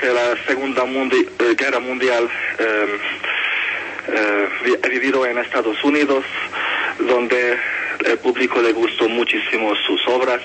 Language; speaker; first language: Spanish; non-native, fluent; Hungarian